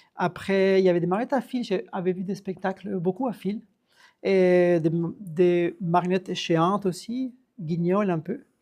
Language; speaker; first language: French; non-native, fluent; Spanish